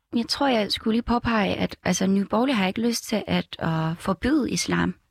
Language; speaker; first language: Danish; non-native, fluent; Vietnamese